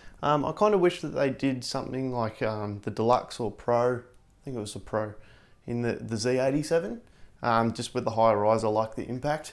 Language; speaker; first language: English; native; English